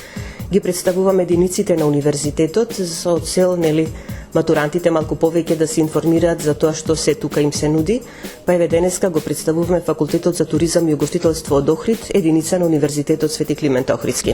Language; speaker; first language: Macedonian; native; Macedonian